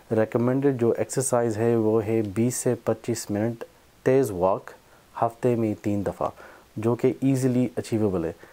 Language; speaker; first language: Urdu; non-native, local second language; Pashto